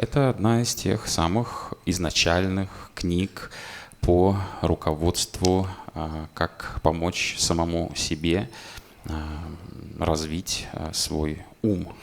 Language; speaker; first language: Russian; native; Russian